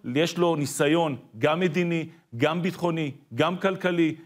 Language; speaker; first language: Hebrew; native; Hebrew